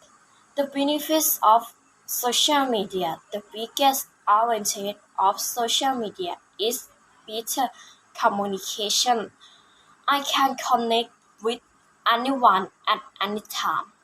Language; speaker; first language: English; non-native, learner; Thai